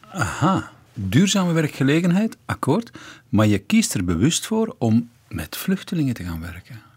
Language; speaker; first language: Dutch; native; Dutch